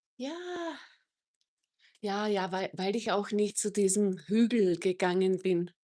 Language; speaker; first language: German; non-native, fluent; Czech